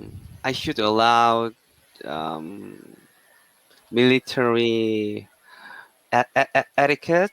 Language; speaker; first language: English; non-native, learner; Korean